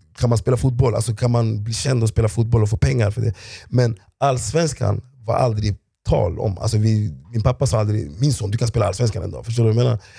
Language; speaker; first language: Swedish; early bilingual, other home language; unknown